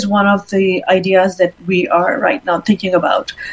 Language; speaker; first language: English; non-native, local second language; Urdu